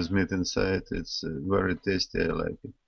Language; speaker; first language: English; non-native, learner; Russian